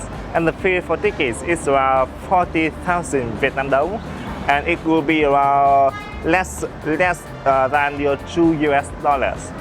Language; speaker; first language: English; non-native, fluent; Vietnamese